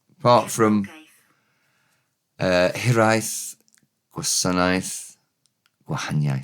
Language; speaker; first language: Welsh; non-native, learner; English